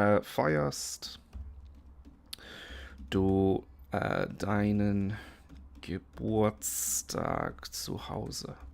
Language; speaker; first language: German; non-native, fluent; English